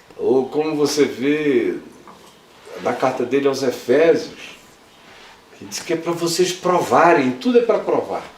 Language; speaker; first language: Portuguese; native; Portuguese